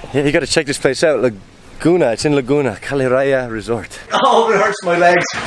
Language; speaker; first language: English; native; English